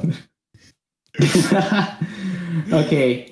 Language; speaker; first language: English; non-native, fluent; Swedish